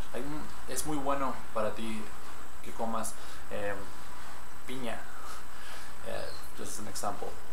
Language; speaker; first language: Spanish; native; Spanish